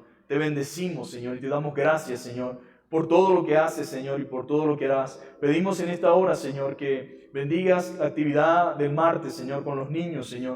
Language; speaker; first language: Spanish; native; Spanish